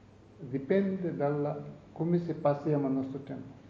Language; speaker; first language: Italian; non-native, learner; Tibetan